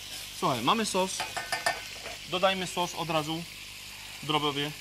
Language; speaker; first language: Polish; non-native, fluent; French